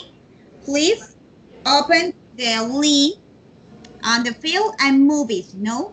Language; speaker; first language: English; non-native, learner; Spanish